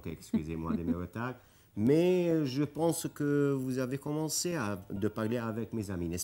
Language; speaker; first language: French; non-native, fluent; Arabic